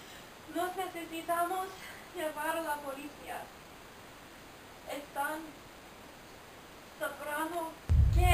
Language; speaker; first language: Spanish; non-native, learner; English